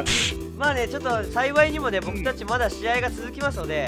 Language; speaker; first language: Japanese; native; Japanese